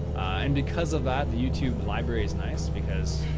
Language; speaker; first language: English; native; English